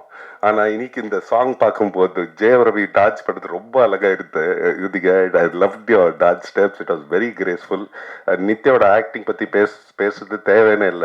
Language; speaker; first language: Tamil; non-native, local second language; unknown